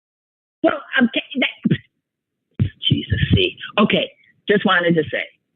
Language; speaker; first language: English; native; English